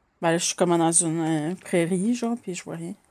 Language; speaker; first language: French; native; French